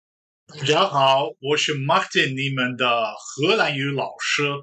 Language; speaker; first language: Chinese; non-native, fluent; Dutch